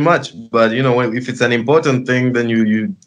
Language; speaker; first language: English; non-native, local second language; Sinhala